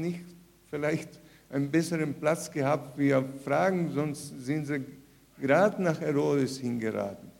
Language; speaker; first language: German; non-native, fluent; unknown